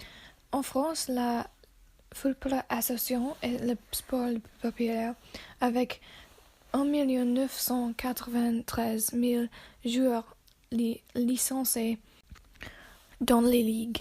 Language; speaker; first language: French; non-native, learner; English